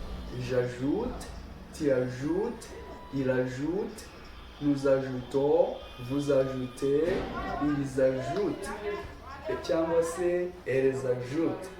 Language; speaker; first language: French; non-native, local second language; Kinyarwanda